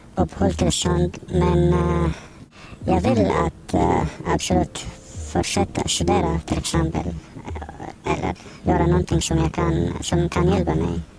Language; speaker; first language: Swedish; non-native, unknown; Arabic